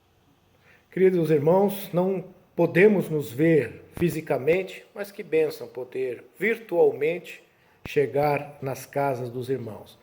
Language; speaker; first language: Portuguese; native; Portuguese